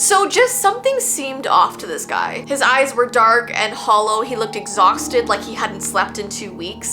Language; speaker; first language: English; native; English